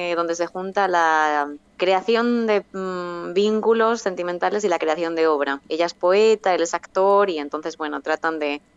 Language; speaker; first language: Spanish; native; Spanish